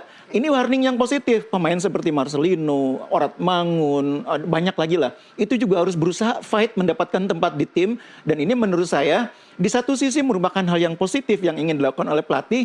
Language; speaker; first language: Indonesian; native; Indonesian